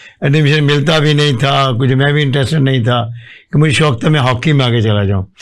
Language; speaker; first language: Urdu; non-native, local second language; Punjabi